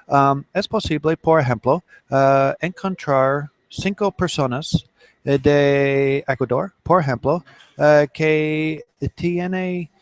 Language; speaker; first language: Spanish; non-native, learner; English